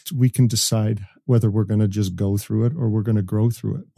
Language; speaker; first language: English; native; English